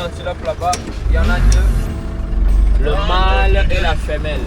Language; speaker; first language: French; native; French